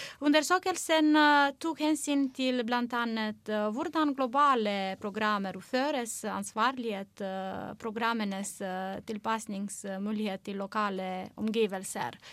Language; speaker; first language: Norwegian; non-native, fluent; Romanian